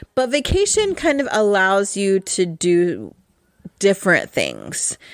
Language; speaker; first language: English; native; English